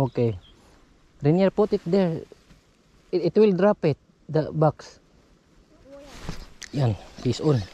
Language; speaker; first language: English; non-native, local second language; Filipino